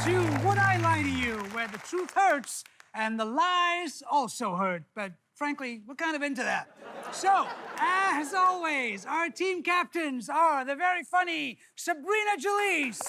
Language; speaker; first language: English; native; English